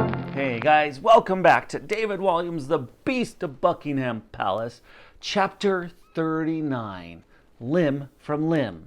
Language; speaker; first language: English; native; English